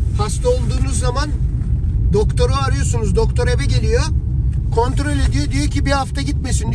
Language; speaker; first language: Turkish; native; Turkish